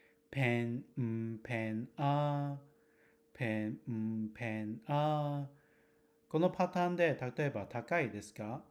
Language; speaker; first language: Japanese; non-native, fluent; Cantonese